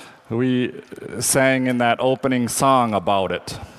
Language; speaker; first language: English; native; English